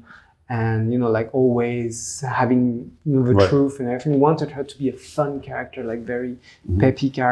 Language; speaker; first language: English; non-native, fluent; French